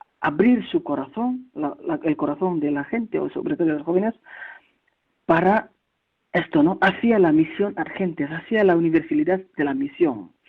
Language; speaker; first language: Spanish; non-native, fluent; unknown